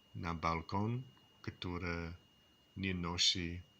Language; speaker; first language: Polish; non-native, learner; English